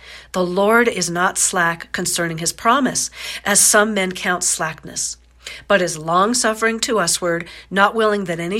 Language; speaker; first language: English; native; English